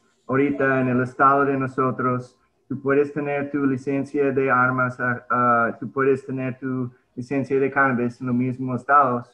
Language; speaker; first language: Spanish; early bilingual, heritage; English